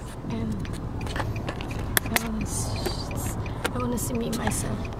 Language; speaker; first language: English; non-native, learner; Indonesian